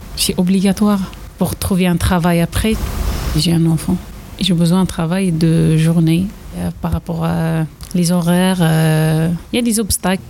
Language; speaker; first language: French; non-native, local second language; Arabic